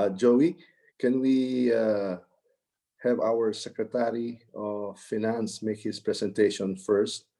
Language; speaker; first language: English; non-native, local second language; Filipino